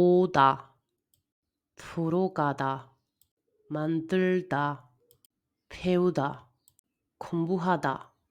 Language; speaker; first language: Korean; non-native, fluent; Spanish